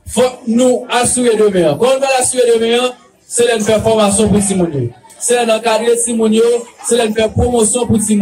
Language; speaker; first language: French; non-native, local second language; Haitian Creole